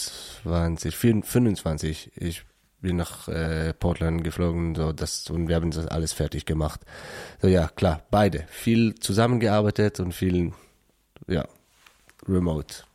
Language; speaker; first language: German; non-native, learner; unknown